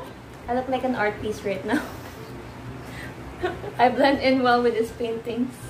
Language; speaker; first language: English; non-native, local second language; Filipino